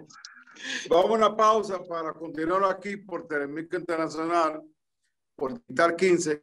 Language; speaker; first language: Spanish; native; Spanish